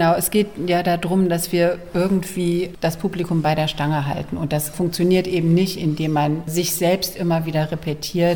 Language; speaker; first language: German; native; German